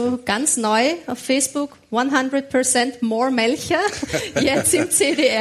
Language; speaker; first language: German; native; German